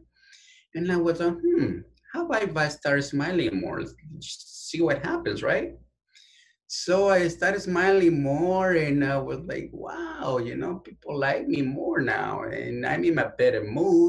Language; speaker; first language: English; non-native, fluent; Spanish